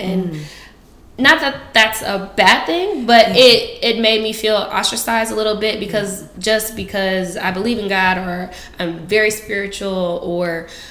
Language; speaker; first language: English; native; English